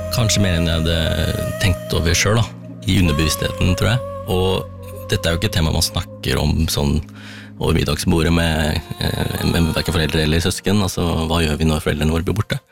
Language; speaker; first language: Norwegian; early bilingual, other home language; Tamil